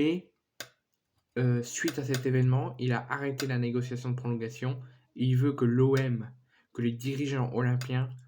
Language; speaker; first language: French; native; French